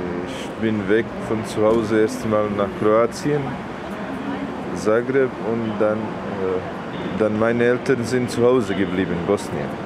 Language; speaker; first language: German; non-native, learner; Bosnian